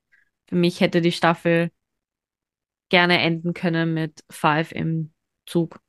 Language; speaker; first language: German; native; German